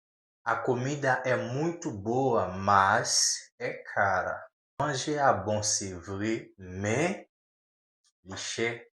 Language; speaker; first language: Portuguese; non-native, learner; Haitian Creole